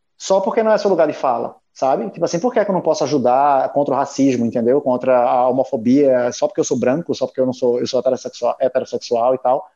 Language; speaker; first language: Portuguese; native; Portuguese